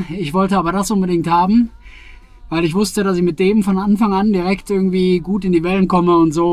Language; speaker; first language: German; native; German